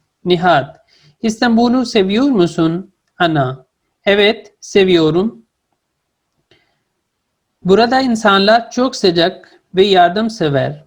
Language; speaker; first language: Turkish; non-native, fluent; Urdu